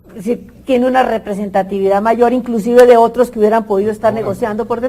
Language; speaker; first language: Spanish; native; Spanish